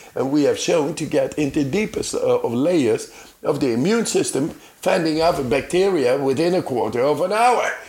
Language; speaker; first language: English; non-native, fluent; Dutch